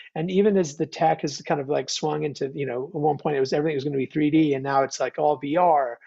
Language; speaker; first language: English; native; English